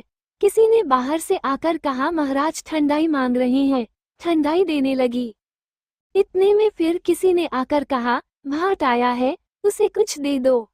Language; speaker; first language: Hindi; native; Hindi